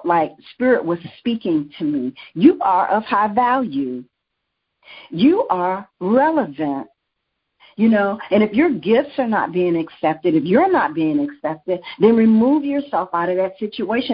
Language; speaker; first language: English; native; English